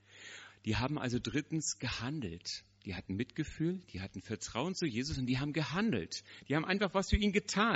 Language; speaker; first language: German; native; German